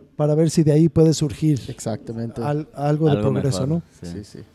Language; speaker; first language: Spanish; native; Spanish